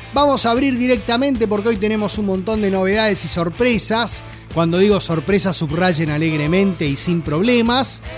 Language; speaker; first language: Spanish; native; Spanish